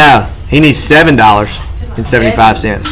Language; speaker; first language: English; native; English